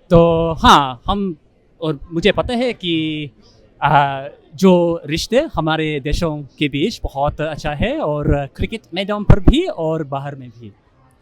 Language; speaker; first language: Hindi; non-native, fluent; English